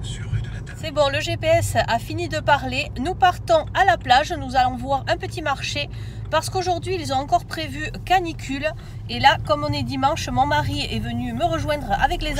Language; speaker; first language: French; native; French